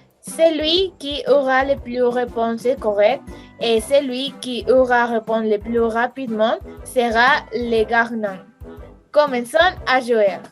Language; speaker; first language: French; non-native, learner; Spanish